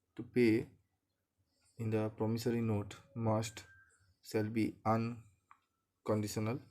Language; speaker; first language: English; non-native, local second language; Bangla